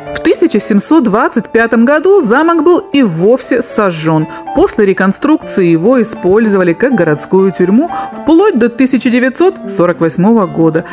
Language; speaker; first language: Russian; native; Russian